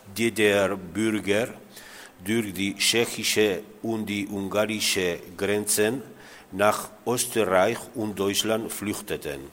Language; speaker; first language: German; non-native, learner; Spanish